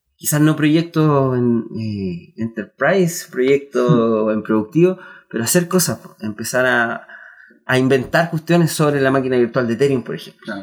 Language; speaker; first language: Spanish; native; Spanish